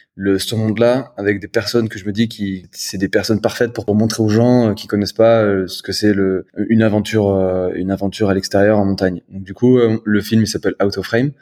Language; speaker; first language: French; native; French